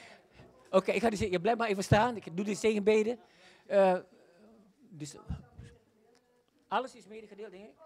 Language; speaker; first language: Dutch; non-native, fluent; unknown